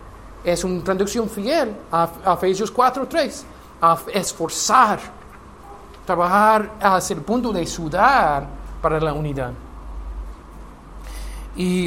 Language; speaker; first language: Spanish; non-native, learner; English